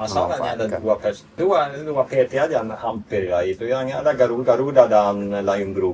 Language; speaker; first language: Indonesian; non-native, fluent; Swedish